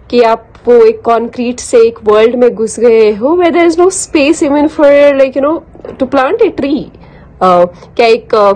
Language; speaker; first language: English; non-native, local second language; Kashmiri